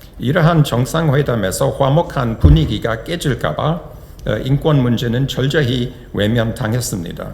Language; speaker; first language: Korean; non-native, fluent; English